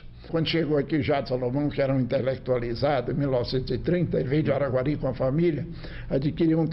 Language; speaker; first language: Portuguese; early bilingual, other home language; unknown